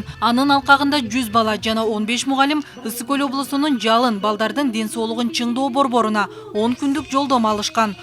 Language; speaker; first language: Kyrgyz; native; Kyrgyz